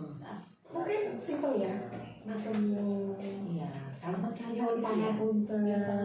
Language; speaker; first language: Indonesian; native; Indonesian